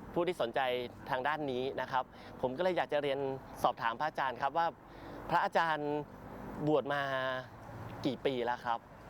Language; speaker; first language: Thai; native; Thai